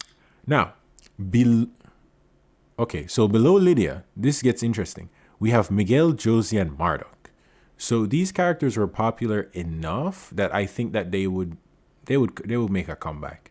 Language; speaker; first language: English; native; English